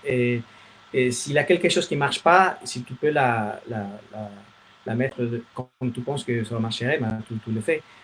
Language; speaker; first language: French; non-native, fluent; Spanish